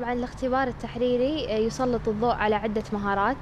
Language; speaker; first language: Arabic; native; Arabic